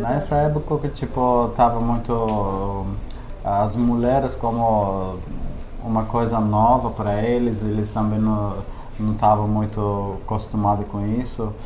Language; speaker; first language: Portuguese; non-native, learner; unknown